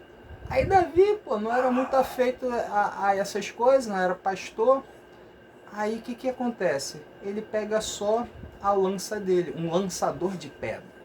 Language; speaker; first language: Portuguese; native; Portuguese